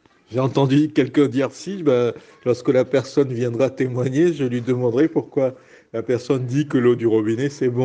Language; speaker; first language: French; native; French